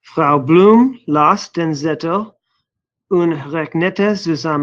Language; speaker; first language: German; non-native, learner; English